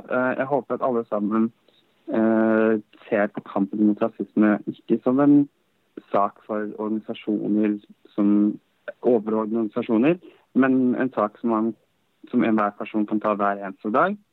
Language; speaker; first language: Norwegian; early bilingual, other home language; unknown